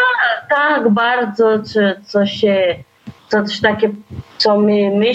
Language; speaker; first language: Polish; early bilingual, heritage; Polish